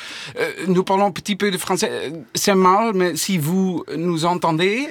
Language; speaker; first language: French; non-native, learner; Dutch